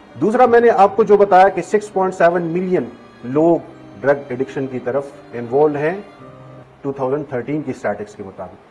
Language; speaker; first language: Urdu; non-native, local second language; Pashto